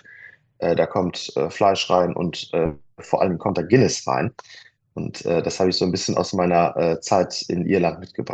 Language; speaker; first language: German; native; German